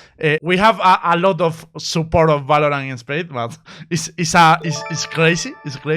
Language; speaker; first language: English; non-native, learner; Spanish